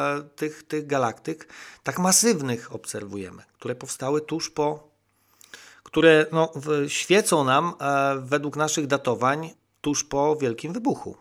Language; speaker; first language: Polish; native; Polish